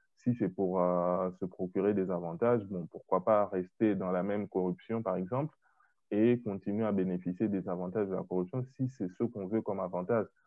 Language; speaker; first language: French; non-native, local second language; Lingala